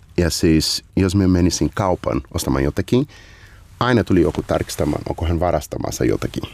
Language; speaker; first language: Finnish; non-native, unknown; Portuguese